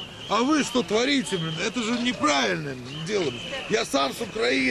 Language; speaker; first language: Russian; native; Russian